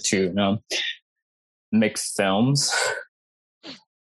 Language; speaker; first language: English; non-native, fluent; Cantonese